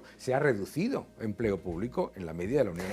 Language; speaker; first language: Spanish; native; Spanish